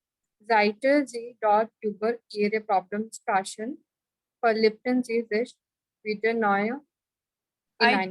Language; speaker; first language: German; non-native, learner; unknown